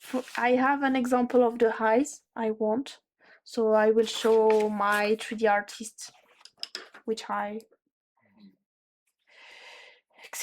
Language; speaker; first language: English; non-native, learner; French